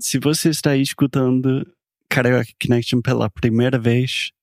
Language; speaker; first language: Portuguese; non-native, fluent; English